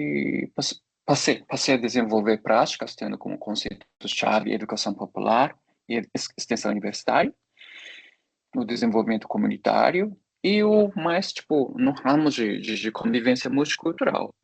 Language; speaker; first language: Portuguese; non-native, fluent; Japanese